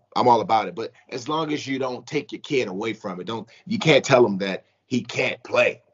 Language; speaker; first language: English; native; English